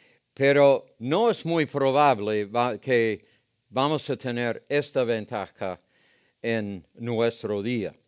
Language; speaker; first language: Spanish; non-native, fluent; English